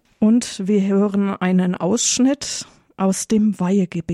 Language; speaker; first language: German; native; German